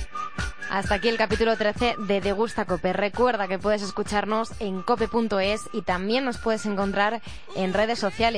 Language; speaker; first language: Spanish; native; Spanish